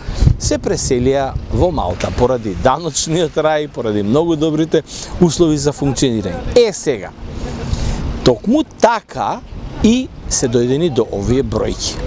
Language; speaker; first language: Macedonian; native; Macedonian